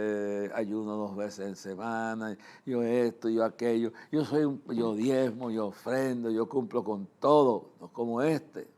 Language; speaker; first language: Spanish; native; Spanish